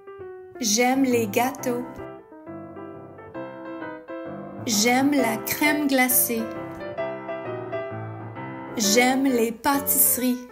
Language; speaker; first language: French; non-native, fluent; English